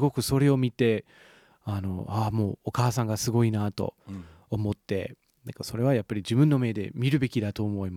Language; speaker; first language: Japanese; non-native, fluent; English